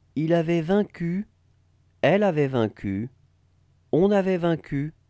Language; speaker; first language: French; native; French